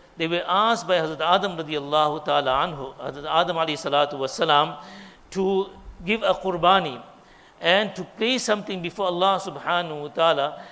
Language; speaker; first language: English; native; English